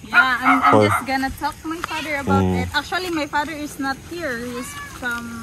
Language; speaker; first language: English; non-native, local second language; Cebuano